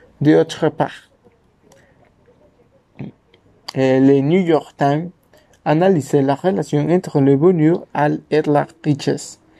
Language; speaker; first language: French; non-native, learner; Spanish